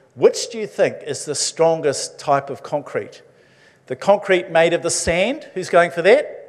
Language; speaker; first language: English; native; English